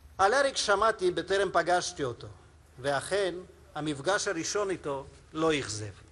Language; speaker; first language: Hebrew; non-native, fluent; Russian